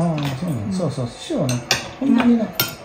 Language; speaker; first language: Japanese; native; Japanese